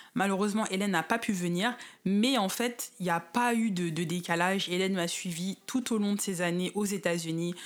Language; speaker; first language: French; native; French